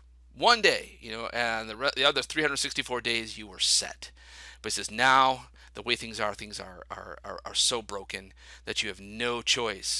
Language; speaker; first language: English; native; English